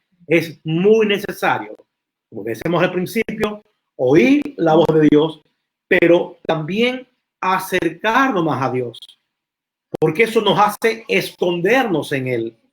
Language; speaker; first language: Spanish; native; Spanish